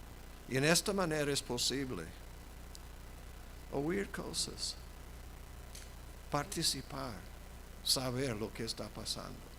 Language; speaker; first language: Spanish; non-native, fluent; English